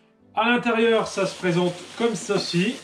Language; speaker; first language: French; native; French